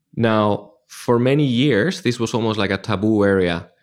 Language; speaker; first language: English; non-native, fluent; Spanish